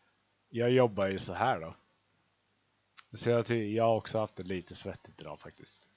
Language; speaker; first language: Swedish; native; Swedish